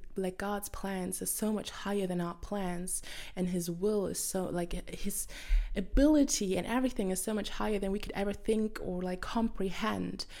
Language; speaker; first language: English; non-native, fluent; German